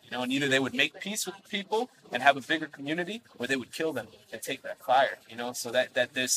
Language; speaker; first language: English; native; English